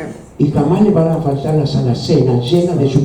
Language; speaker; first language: Spanish; native; Spanish